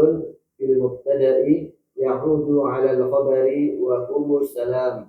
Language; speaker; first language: Arabic; non-native, learner; Indonesian